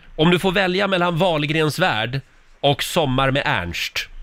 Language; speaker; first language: Swedish; native; Swedish